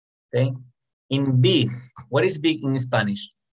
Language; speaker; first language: English; non-native, fluent; Spanish